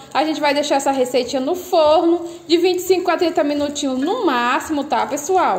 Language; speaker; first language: Portuguese; native; Portuguese